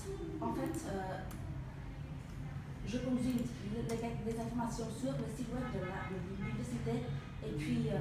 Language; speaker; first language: French; non-native, learner; Vietnamese